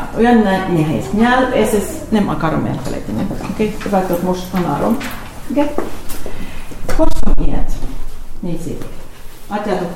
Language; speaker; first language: Hungarian; non-native, learner; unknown